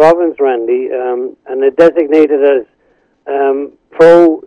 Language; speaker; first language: English; native; English